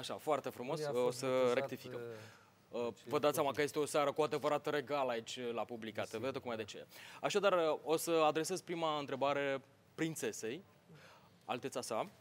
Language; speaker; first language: Romanian; native; Romanian